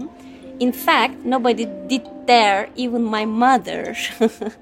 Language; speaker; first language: English; non-native, learner; Turkish